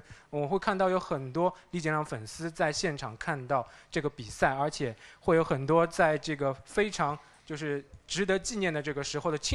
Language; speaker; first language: Chinese; native; Chinese